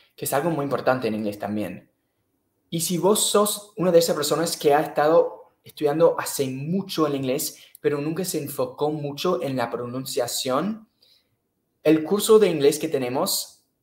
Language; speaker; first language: Spanish; non-native, fluent; English